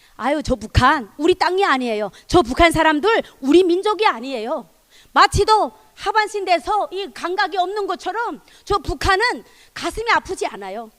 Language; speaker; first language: Korean; native; Korean